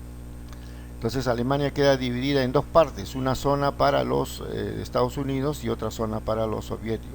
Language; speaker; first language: Spanish; native; Spanish